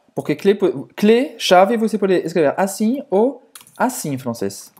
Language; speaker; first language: Portuguese; non-native, fluent; French